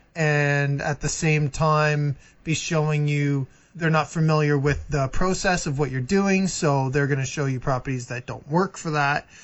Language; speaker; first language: English; native; English